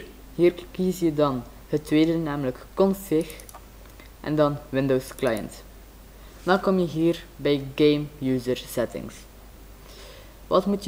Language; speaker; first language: Dutch; native; Dutch